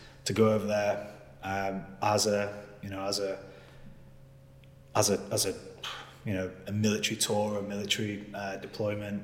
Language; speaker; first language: English; native; English